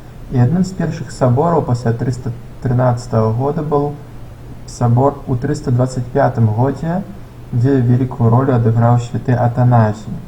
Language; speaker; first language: Belarusian; non-native, local second language; Russian